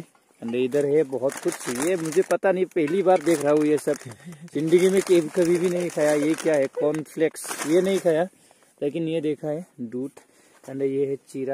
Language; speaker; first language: Hindi; non-native, local second language; Assamese